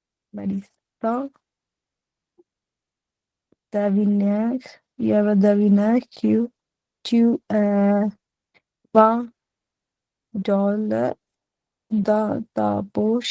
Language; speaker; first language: French; non-native, learner; Punjabi